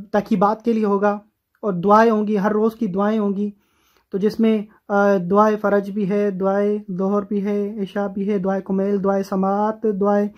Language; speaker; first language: Urdu; non-native, local second language; Sindhi